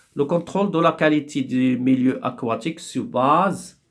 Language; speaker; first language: French; non-native, local second language; Arabic